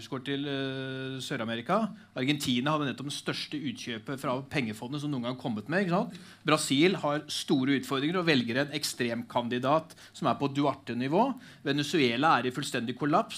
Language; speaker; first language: Norwegian; native; Norwegian